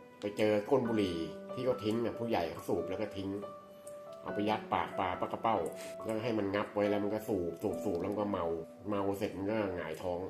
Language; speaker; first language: Thai; native; Thai